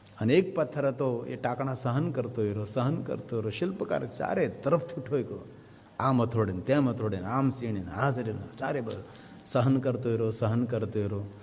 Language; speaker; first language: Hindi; non-native, local second language; Gujarati